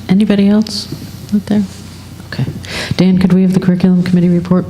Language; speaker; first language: English; native; English